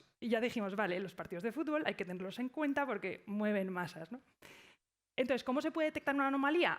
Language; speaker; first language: Spanish; native; Spanish